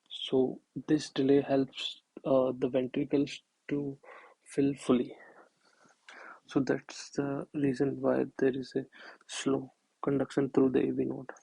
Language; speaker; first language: English; non-native, local second language; Hindi